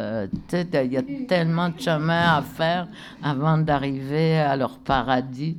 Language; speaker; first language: French; non-native, local second language; Innu-aimun